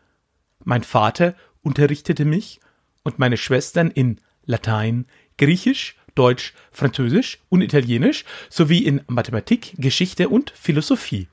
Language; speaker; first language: German; native; German